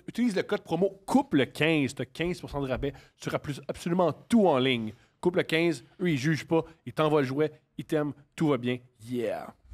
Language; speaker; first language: French; native; French